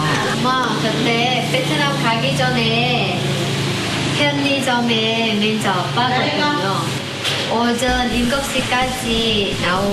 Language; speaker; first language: Korean; non-native, learner; Vietnamese